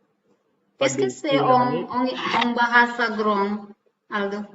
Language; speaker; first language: French; non-native, fluent; Indonesian